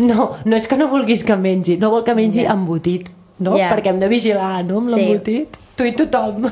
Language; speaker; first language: Catalan; native; Catalan